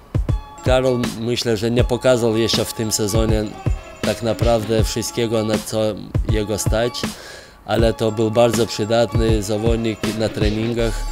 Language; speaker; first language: Polish; non-native, fluent; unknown